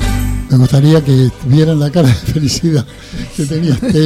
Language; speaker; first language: Spanish; native; Spanish